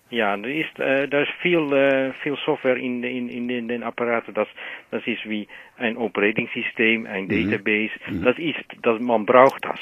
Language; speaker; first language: German; non-native, learner; Dutch